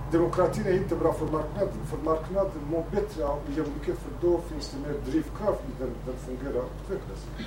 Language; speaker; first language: Swedish; non-native, fluent; Kurdish